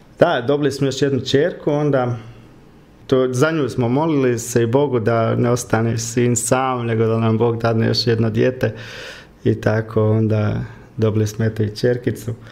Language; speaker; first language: Croatian; early bilingual, heritage; Croatian